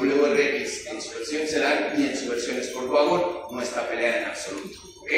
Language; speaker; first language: Spanish; native; Spanish